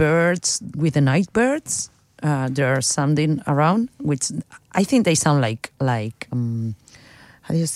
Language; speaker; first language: English; non-native, fluent; Spanish